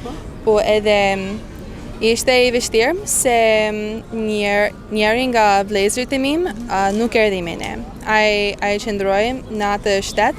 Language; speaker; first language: Albanian; non-native, fluent; English